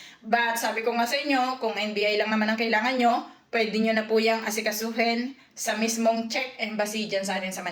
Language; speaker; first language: Filipino; native; Filipino